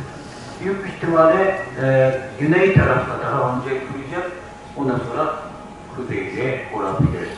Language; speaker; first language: Turkish; non-native, learner; Japanese